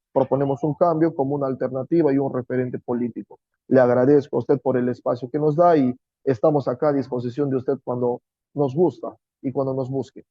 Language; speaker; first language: Spanish; native; Spanish